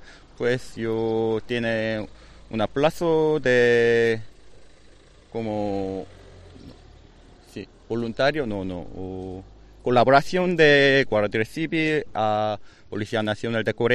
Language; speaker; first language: Spanish; non-native, learner; Korean